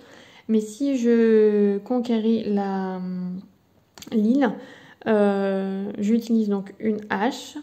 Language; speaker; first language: French; native; French